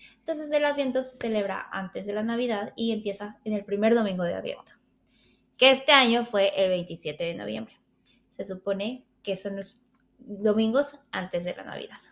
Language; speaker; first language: Spanish; native; Spanish